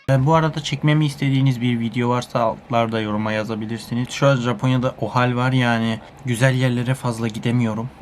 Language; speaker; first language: Turkish; early bilingual, heritage; Turkish